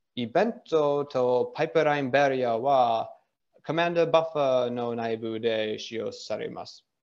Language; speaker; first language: Japanese; non-native, learner; English